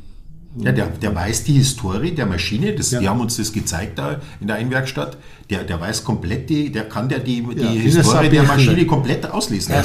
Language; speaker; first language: German; native; German